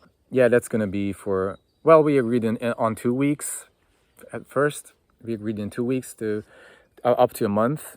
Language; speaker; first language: English; non-native, fluent; Hungarian